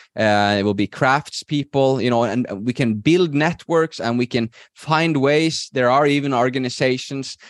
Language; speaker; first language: English; non-native, fluent; Norwegian